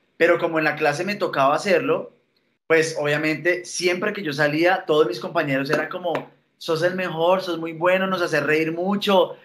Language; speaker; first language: Spanish; native; Spanish